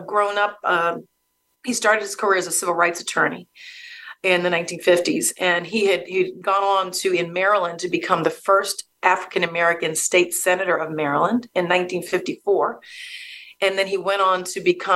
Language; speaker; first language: English; native; English